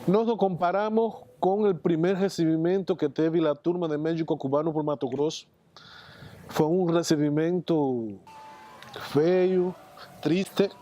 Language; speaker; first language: Portuguese; non-native, fluent; Spanish